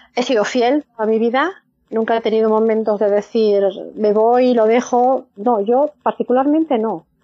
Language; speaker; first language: Spanish; native; Spanish